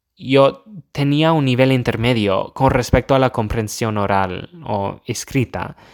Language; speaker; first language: Spanish; non-native, fluent; English